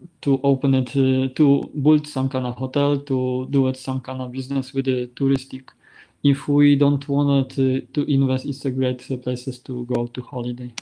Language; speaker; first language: English; non-native, learner; Polish